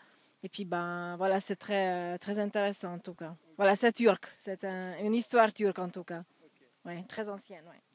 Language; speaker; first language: French; non-native, fluent; Hungarian